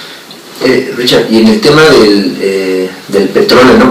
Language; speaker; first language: Spanish; native; Spanish